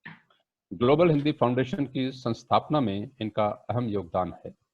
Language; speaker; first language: Hindi; native; Hindi